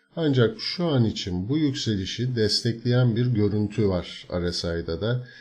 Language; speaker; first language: Turkish; native; Turkish